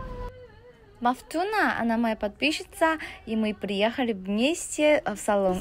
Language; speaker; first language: Russian; non-native, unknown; Korean